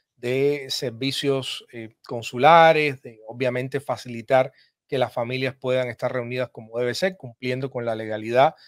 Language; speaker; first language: Spanish; native; Spanish